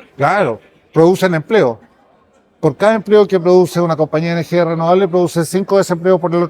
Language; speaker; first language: Spanish; native; Spanish